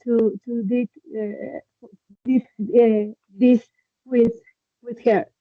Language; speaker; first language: English; non-native, learner; Spanish